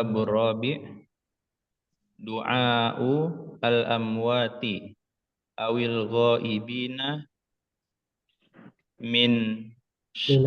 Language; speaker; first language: Arabic; non-native, learner; Indonesian